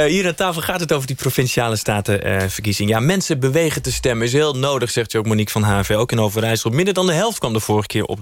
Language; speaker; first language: Dutch; native; Dutch